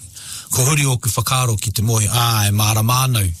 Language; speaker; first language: Māori; non-native, local second language; English